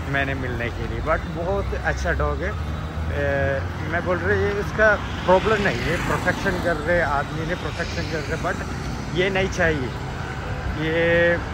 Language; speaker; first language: Hindi; non-native, local second language; Malayalam